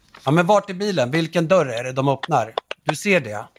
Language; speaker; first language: Swedish; native; Swedish